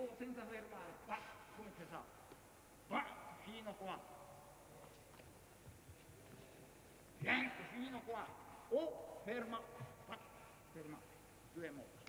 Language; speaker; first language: Italian; non-native, learner; Japanese